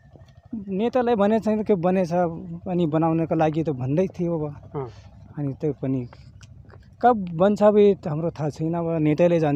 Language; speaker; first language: Nepali; non-native, local second language; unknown